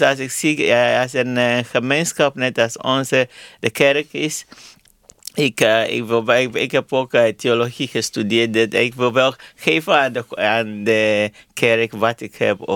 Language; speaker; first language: Dutch; non-native, learner; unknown